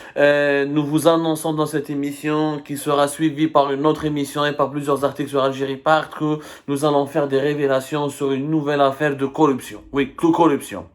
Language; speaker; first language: French; non-native, local second language; Arabic